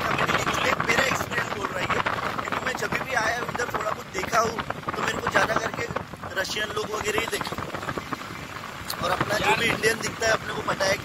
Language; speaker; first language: Hindi; native; Hindi